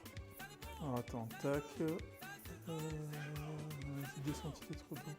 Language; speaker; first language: French; native; French